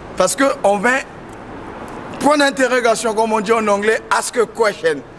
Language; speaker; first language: French; non-native, local second language; Lingala